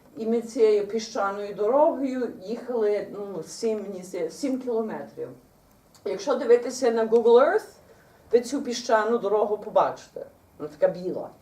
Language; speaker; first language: Ukrainian; early bilingual, heritage; Ukrainian